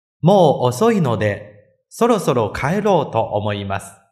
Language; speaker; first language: Japanese; non-native, fluent; Chinese